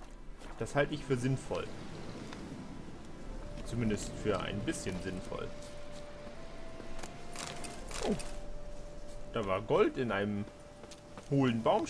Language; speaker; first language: German; native; German